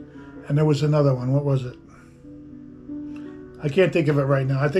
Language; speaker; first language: English; native; English